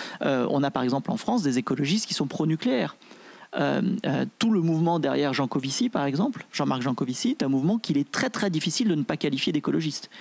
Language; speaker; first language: French; native; French